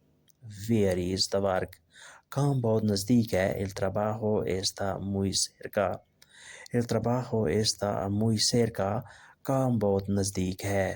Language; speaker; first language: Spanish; non-native, learner; Urdu